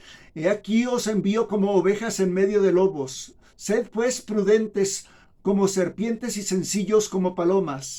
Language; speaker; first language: Spanish; native; Spanish